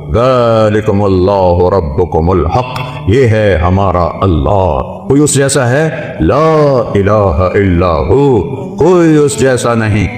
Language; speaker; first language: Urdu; non-native, local second language; Punjabi